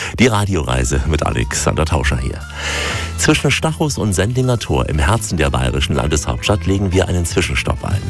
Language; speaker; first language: German; native; German